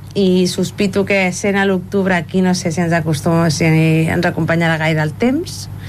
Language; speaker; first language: Catalan; native; Catalan